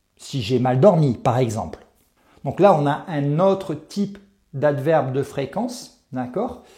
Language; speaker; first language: French; native; French